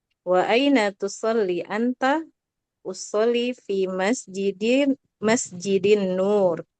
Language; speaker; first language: Arabic; non-native, learner; Indonesian